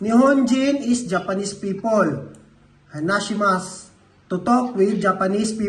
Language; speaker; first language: English; non-native, local second language; Filipino